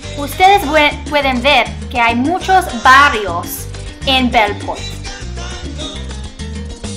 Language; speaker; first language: Spanish; non-native, learner; English